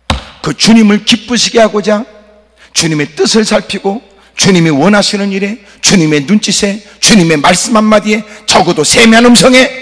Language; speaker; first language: Korean; native; Korean